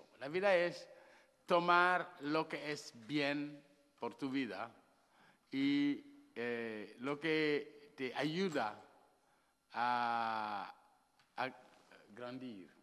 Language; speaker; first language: Spanish; non-native, learner; Wolof